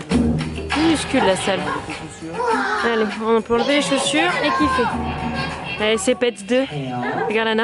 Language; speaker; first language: French; native; French